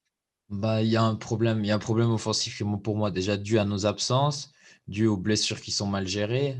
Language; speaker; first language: French; native; French